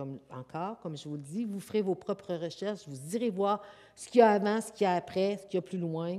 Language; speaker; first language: French; native; French